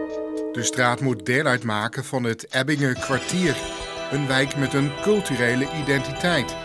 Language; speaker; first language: Dutch; native; Dutch